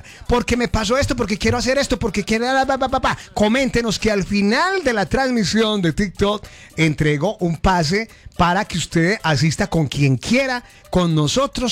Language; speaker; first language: Spanish; native; Spanish